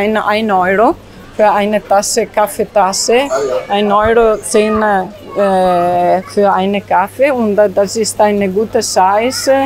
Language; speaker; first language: German; non-native, learner; Italian